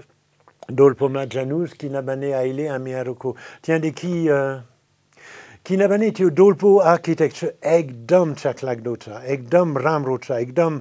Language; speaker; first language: Nepali; non-native, fluent; French